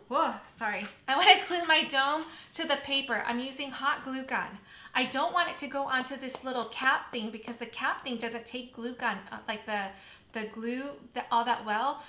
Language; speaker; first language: English; native; English